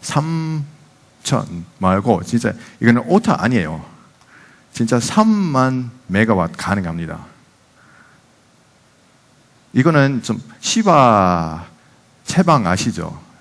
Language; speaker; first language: Korean; non-native, fluent; Dutch